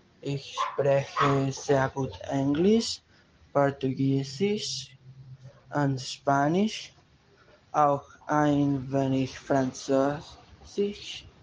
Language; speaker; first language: German; non-native, learner; Spanish